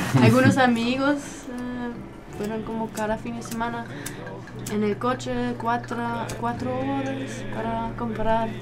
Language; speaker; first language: Spanish; non-native, learner; German